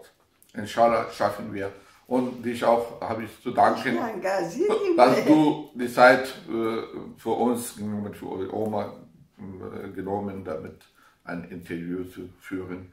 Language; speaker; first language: German; non-native, learner; Pashto